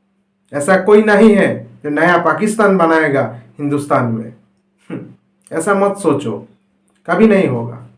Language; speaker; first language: Hindi; non-native, local second language; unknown